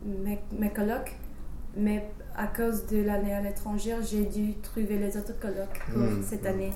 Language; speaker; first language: French; non-native, fluent; English